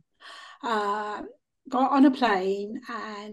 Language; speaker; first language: English; early bilingual, other home language; Punjabi